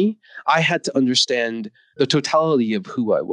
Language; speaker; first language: English; native; English